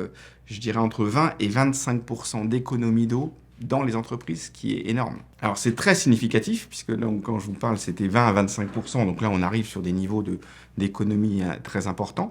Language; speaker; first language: French; native; French